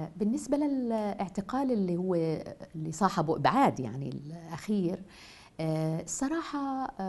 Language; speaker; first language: Arabic; native; Arabic